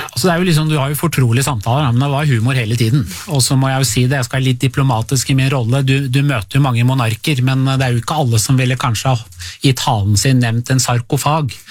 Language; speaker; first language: Norwegian; early bilingual, other home language; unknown